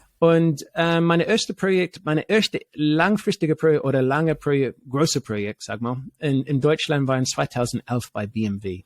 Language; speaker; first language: German; non-native, fluent; English